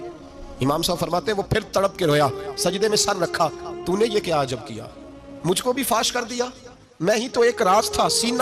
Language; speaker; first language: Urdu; non-native, local second language; Punjabi